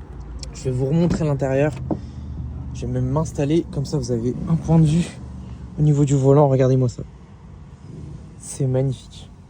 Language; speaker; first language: French; native; French